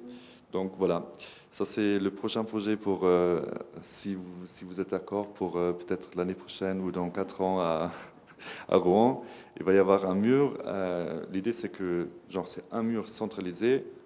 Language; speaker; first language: French; non-native, fluent; German